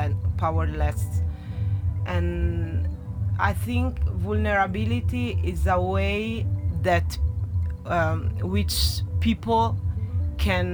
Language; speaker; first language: English; non-native, learner; Italian